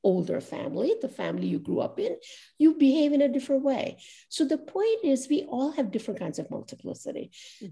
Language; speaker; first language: English; non-native, local second language; Gujarati